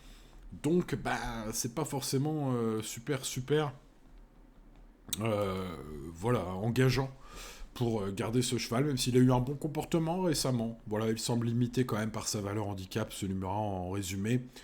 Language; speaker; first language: French; native; French